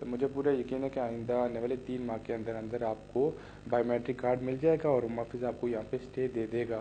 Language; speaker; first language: Urdu; native; Urdu